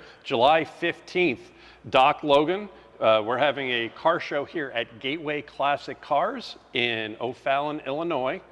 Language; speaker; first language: English; native; English